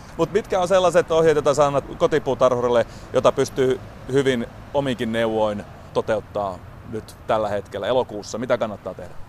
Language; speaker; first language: Finnish; native; Finnish